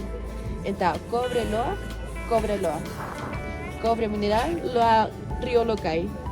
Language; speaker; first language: Portuguese; non-native, fluent; Spanish